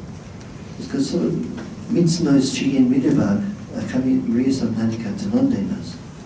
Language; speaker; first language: Japanese; non-native, fluent; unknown